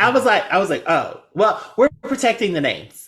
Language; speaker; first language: English; native; English